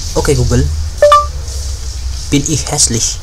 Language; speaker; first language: German; non-native, learner; Indonesian